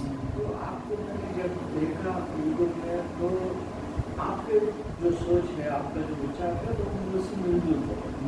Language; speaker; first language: Hindi; non-native, local second language; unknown